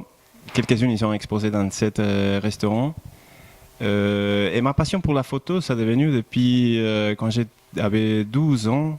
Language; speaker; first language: French; non-native, fluent; Spanish